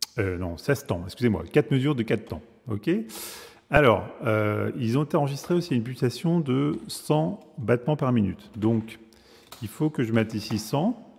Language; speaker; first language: French; native; French